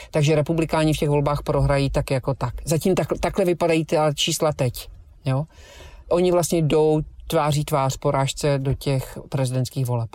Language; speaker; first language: Czech; native; Czech